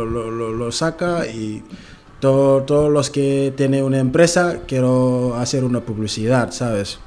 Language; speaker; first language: Spanish; non-native, learner; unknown